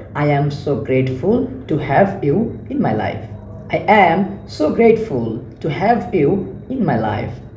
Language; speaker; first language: English; non-native, local second language; Bangla